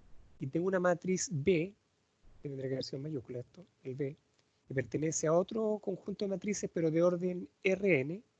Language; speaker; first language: Spanish; native; Spanish